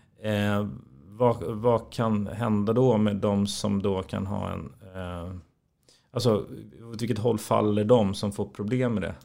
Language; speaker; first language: Swedish; native; Swedish